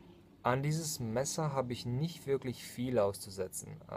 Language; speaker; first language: German; non-native, fluent; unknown